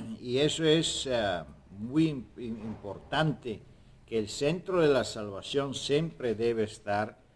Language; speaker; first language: Spanish; non-native, fluent; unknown